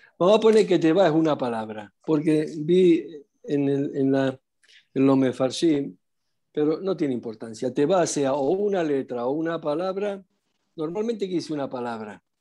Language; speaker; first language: Spanish; non-native, fluent; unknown